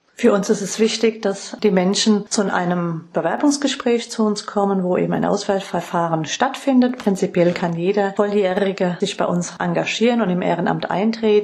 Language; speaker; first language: German; native; German